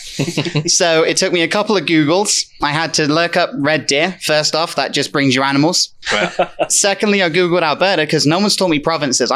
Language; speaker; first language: English; native; English